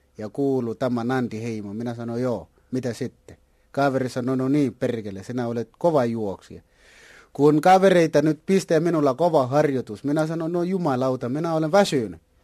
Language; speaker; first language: Finnish; non-native, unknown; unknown